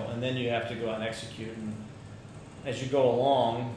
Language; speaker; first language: English; native; English